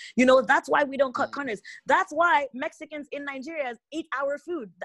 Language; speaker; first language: English; non-native, local second language; Igbo